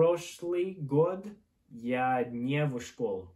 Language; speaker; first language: Russian; non-native, learner; English